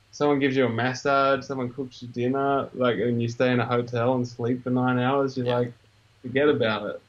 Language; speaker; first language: English; native; English